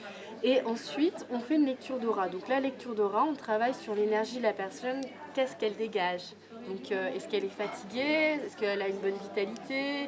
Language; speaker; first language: French; native; French